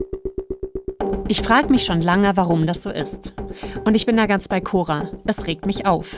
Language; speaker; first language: German; native; German